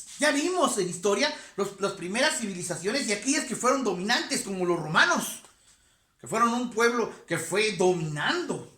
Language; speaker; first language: Spanish; native; Spanish